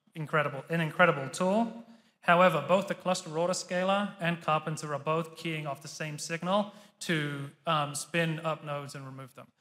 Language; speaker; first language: English; native; English